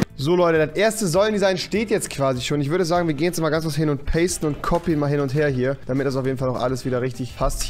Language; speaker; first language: German; native; German